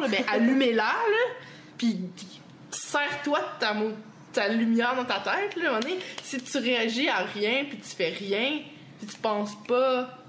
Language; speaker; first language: French; native; French